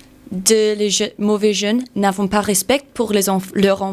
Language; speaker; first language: French; non-native, learner; English